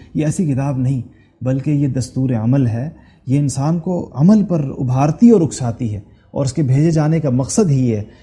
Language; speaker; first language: Urdu; non-native, local second language; Pashto